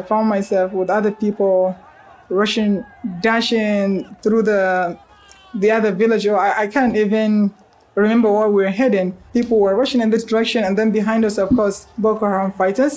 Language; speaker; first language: English; non-native, local second language; Hausa